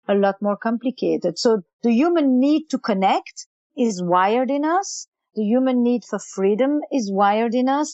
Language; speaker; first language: English; non-native, fluent; Yiddish